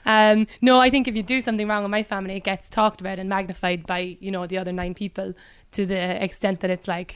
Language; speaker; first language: English; native; English